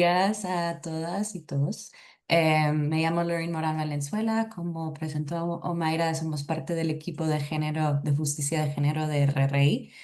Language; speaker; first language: Spanish; early bilingual, heritage; Spanish